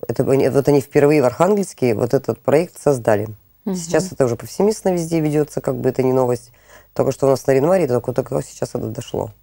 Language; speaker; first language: Russian; native; Russian